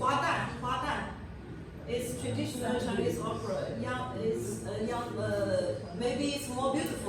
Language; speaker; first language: English; non-native, learner; Chinese